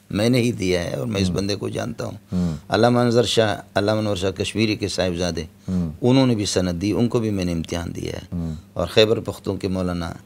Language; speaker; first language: Urdu; non-native, local second language; Brahui